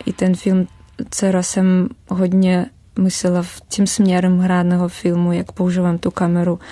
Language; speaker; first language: Czech; non-native, fluent; Russian